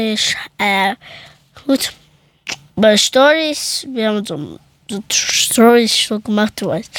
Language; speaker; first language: German; early bilingual, other home language; Persian